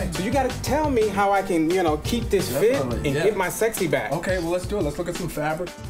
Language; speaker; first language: English; native; English